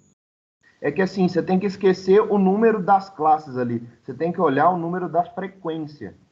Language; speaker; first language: Portuguese; native; Portuguese